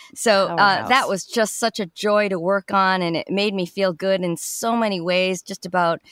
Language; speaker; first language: English; native; English